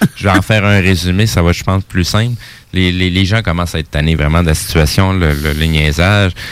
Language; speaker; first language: French; native; French